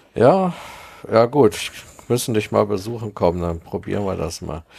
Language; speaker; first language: German; early bilingual, heritage; Spanish